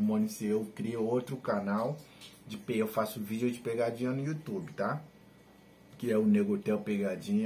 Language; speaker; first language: Portuguese; non-native, learner; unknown